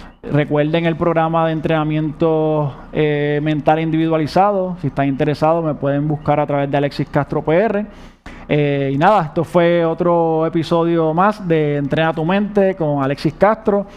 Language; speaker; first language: Spanish; native; Spanish